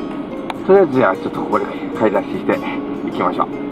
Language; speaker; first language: Japanese; native; Japanese